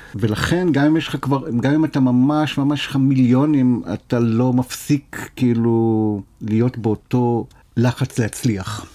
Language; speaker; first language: Hebrew; native; Hebrew